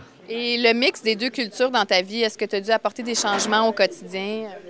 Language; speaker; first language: French; native; French